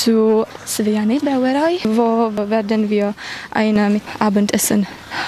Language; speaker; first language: German; non-native, fluent; Czech